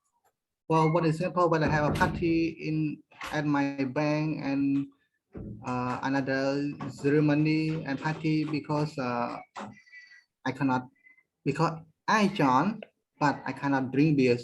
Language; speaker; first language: English; non-native, learner; Khmer